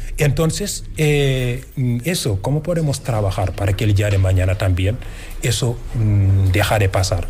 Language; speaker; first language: Spanish; non-native, fluent; Wolof